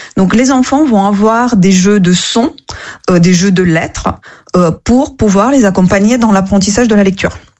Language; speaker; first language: French; non-native, fluent; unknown